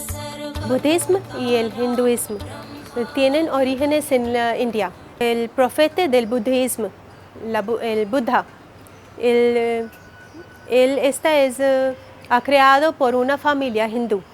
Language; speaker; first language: Spanish; non-native, learner; Hindi